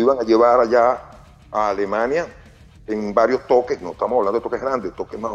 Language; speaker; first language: Spanish; native; Spanish